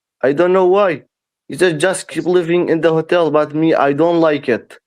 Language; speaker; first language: English; non-native, learner; Persian